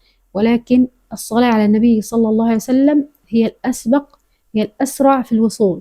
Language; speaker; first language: Arabic; native; Arabic